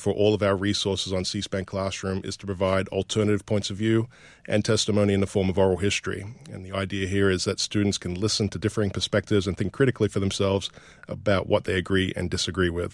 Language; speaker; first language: English; native; English